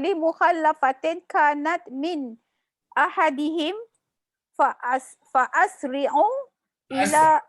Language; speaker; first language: Arabic; non-native, learner; Malay